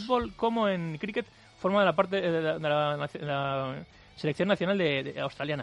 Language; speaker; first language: Spanish; native; Spanish